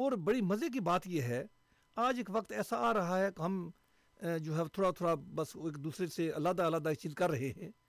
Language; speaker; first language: Urdu; non-native, local second language; Punjabi